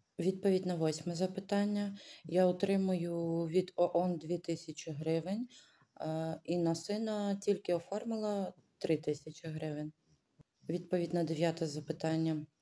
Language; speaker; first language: Ukrainian; non-native, local second language; Russian